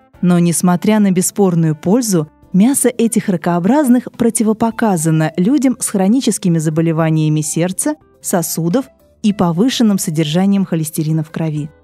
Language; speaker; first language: Russian; native; Russian